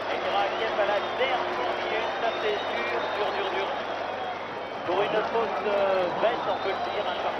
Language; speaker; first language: French; native; French